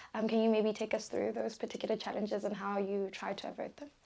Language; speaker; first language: English; non-native, local second language; Tswana